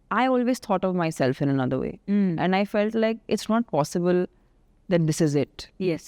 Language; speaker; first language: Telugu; non-native, local second language; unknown